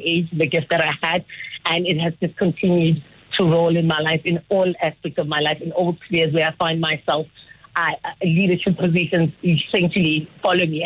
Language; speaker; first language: English; non-native, local second language; Northern Sotho